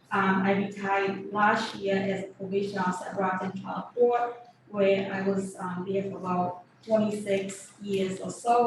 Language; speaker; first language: English; early bilingual, other home language; Kabuverdianu